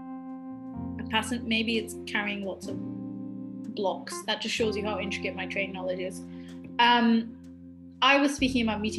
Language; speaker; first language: English; native; English